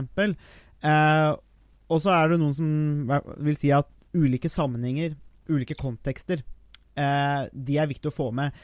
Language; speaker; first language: Norwegian; native; Norwegian